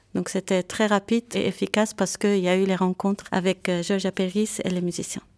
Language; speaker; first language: French; non-native, local second language; Armenian